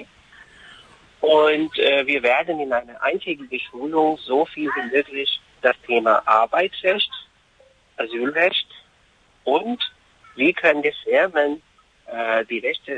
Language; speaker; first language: German; non-native, fluent; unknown